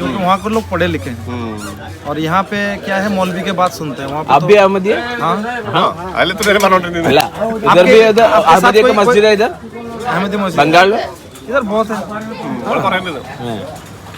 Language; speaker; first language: Hindi; non-native, local second language; Bangla